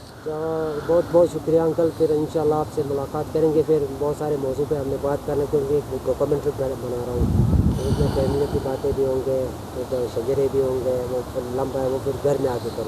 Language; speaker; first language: Urdu; non-native, local second language; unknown